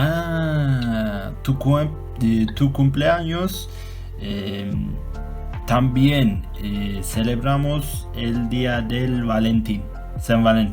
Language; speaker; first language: Spanish; non-native, learner; Turkish